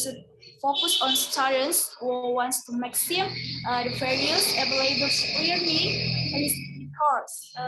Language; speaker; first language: English; non-native, learner; Indonesian